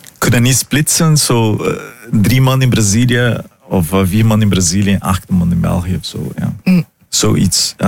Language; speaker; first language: Dutch; non-native, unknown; Portuguese